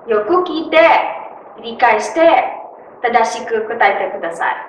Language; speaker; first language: Japanese; non-native, learner; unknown